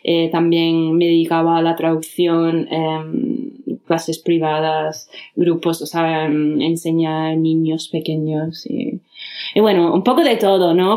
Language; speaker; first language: Spanish; non-native, fluent; English